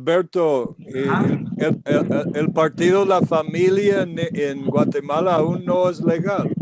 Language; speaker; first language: Spanish; non-native, fluent; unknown